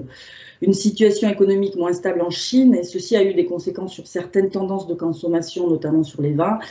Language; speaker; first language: French; native; French